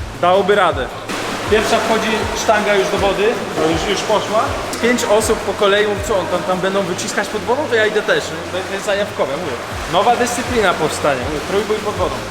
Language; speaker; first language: Polish; early bilingual, heritage; Polish